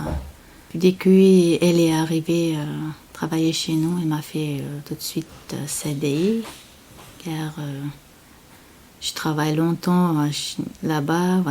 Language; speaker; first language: French; non-native, learner; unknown